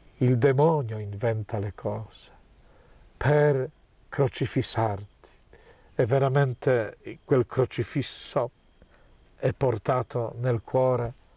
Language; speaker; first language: Italian; non-native, fluent; Polish